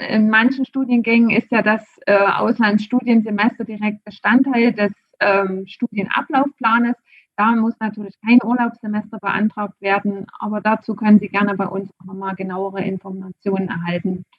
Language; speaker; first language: German; native; German